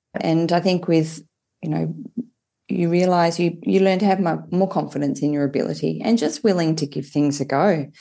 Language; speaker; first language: English; native; English